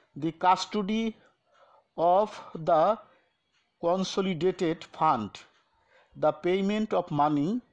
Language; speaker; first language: English; non-native, local second language; Bangla